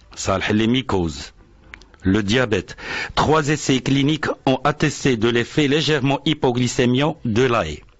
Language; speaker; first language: French; non-native, local second language; Arabic